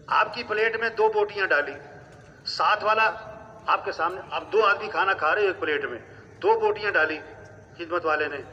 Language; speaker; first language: Urdu; non-native, local second language; Pashto